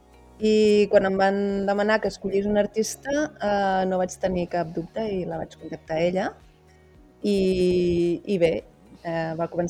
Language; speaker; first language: Catalan; non-native, learner; English